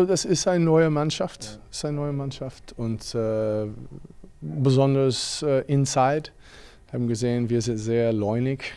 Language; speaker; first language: German; non-native, fluent; English